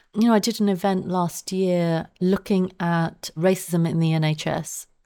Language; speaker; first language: English; native; English